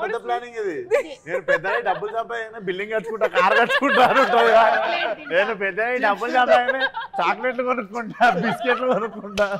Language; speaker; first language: Telugu; native; Telugu